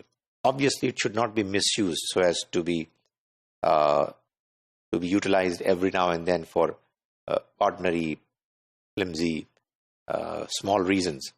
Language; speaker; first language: English; non-native, local second language; Urdu